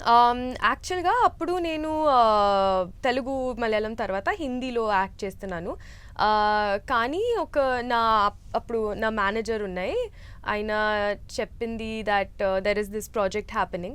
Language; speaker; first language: Telugu; non-native, learner; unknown